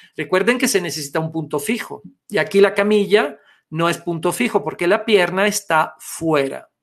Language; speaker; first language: Spanish; non-native, fluent; Italian